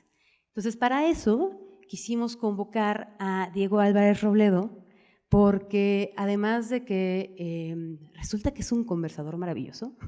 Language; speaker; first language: Spanish; native; Spanish